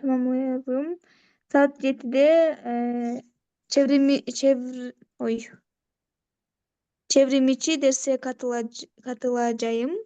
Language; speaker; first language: Turkish; non-native, learner; Kyrgyz